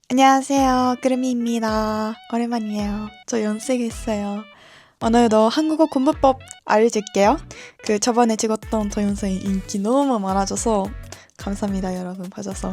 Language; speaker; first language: Korean; non-native, learner; Japanese